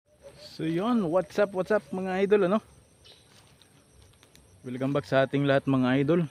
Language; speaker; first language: Filipino; native; Filipino